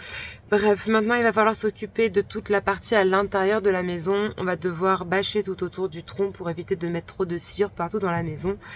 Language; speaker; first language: French; native; French